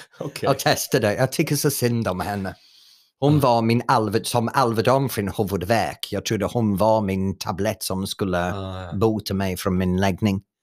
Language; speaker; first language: Swedish; non-native, fluent; English